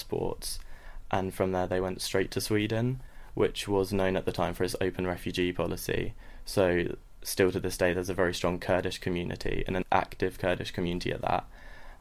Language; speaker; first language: English; native; English